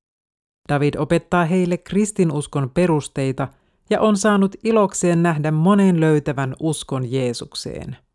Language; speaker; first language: Finnish; native; Finnish